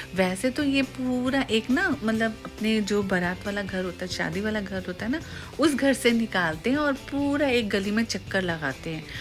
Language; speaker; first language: Hindi; native; Hindi